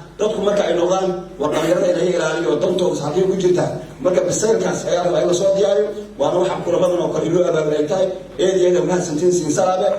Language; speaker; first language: Somali; native; Somali